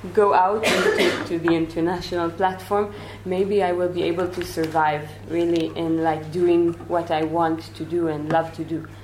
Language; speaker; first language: English; non-native, fluent; Hebrew